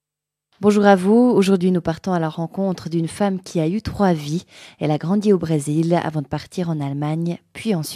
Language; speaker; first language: French; native; French